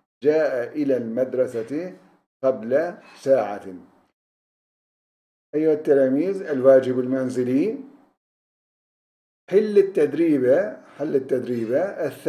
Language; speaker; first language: Arabic; non-native, fluent; Turkish